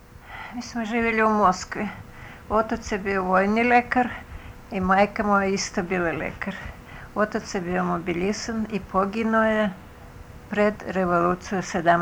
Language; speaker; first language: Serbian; early bilingual, other home language; Russian